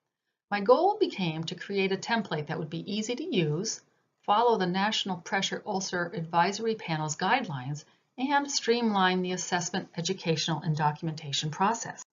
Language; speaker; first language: English; native; English